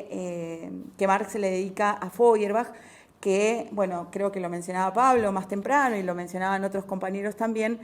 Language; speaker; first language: Spanish; native; Spanish